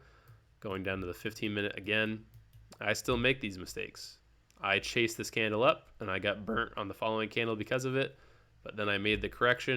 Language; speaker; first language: English; native; English